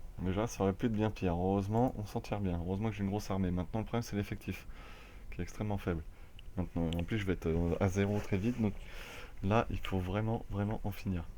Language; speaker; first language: French; native; French